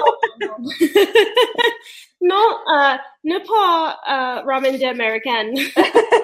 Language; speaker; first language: French; non-native, learner; English